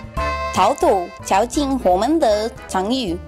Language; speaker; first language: Chinese; non-native, learner; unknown